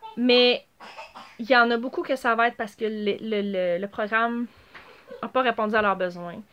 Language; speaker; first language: French; native; French